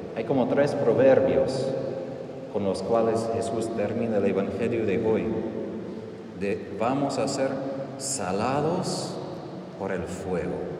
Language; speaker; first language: Spanish; non-native, fluent; English